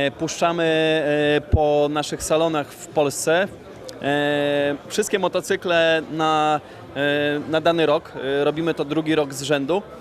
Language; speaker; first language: Polish; native; Polish